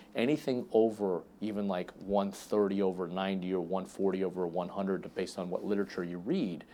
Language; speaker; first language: English; native; English